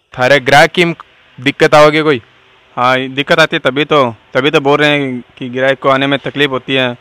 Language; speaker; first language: Hindi; native; Hindi